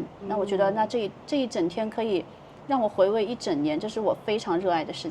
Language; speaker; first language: Chinese; native; Chinese